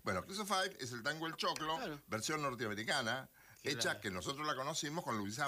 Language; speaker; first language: Spanish; native; Spanish